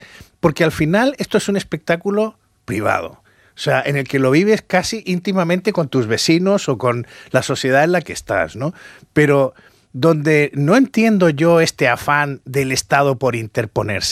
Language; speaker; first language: Spanish; native; Spanish